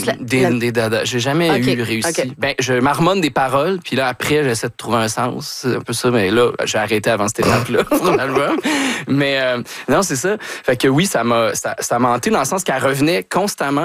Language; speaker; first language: French; native; French